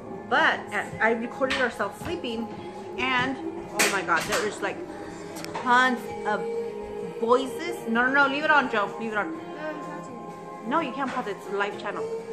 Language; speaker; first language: English; early bilingual, other home language; Spanish